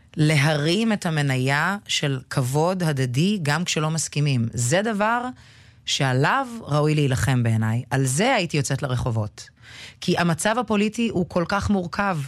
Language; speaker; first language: Hebrew; early bilingual, other home language; Russian